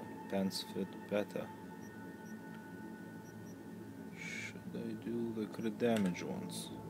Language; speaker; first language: English; non-native, fluent; Lithuanian